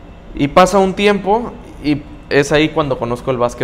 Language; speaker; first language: Spanish; native; Spanish